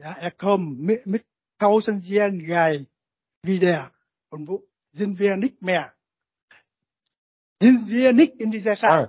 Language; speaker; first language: German; non-native, learner; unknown